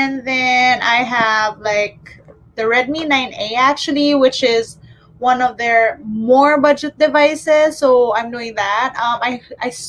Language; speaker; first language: English; non-native, local second language; Filipino